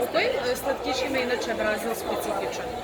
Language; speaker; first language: Bosnian; native; Bosnian